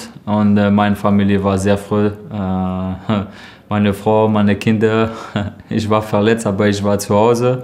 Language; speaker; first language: German; non-native, learner; French